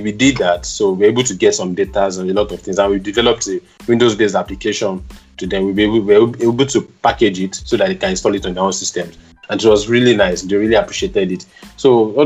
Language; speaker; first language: English; non-native, local second language; Yoruba